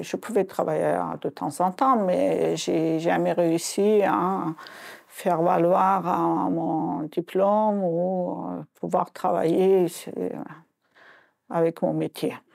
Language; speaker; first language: French; non-native, fluent; Azerbaijani